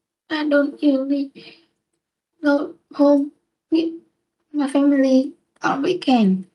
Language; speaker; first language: English; non-native, learner; Vietnamese